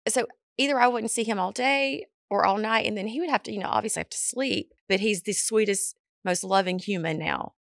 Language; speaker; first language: English; native; English